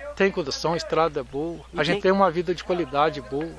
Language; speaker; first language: Portuguese; native; Portuguese